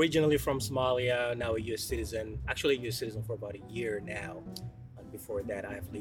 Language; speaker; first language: English; non-native, fluent; Somali